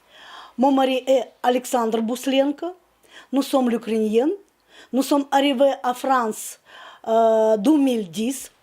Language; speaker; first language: French; non-native, learner; Russian